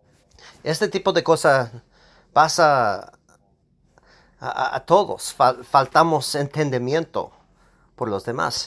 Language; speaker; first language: Spanish; non-native, fluent; English